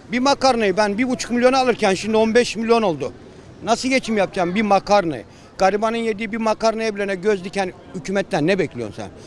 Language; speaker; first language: Turkish; non-native, local second language; Kurdish